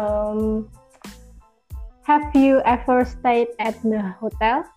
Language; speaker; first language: English; non-native, learner; Indonesian